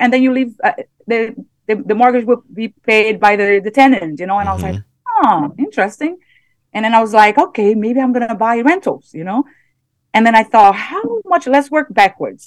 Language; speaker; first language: English; non-native, fluent; Portuguese